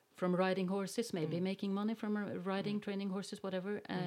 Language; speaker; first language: English; non-native, fluent; Norwegian